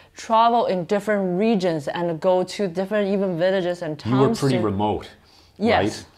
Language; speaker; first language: English; non-native, fluent; Chinese